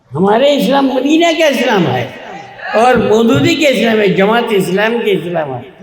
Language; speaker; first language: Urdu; non-native, fluent; Bangla